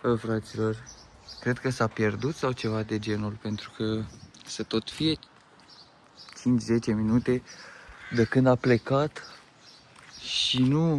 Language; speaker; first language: Romanian; native; Romanian